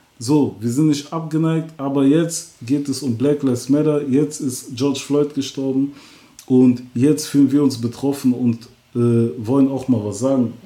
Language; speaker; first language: German; early bilingual, other home language; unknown